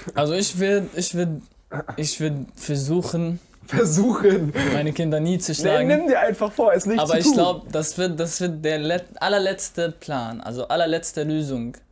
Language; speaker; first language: German; non-native, fluent; Arabic